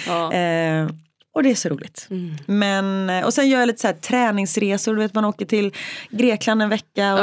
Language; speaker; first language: Swedish; native; Swedish